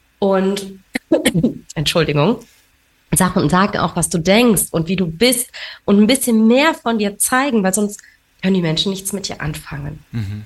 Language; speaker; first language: German; early bilingual, other home language; Tamil